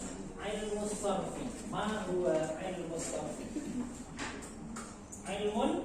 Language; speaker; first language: Arabic; non-native, fluent; Indonesian